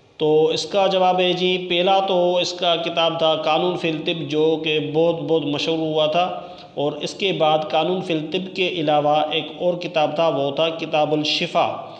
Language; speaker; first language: Urdu; non-native, local second language; Sindhi